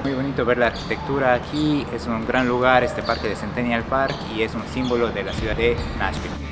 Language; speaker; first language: Spanish; native; Spanish